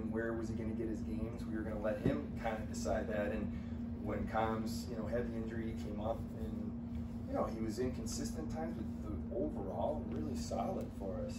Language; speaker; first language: English; native; English